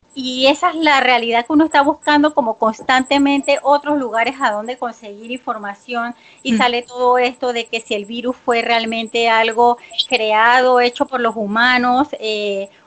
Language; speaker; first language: Spanish; native; Spanish